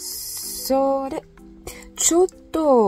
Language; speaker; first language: Japanese; non-native, learner; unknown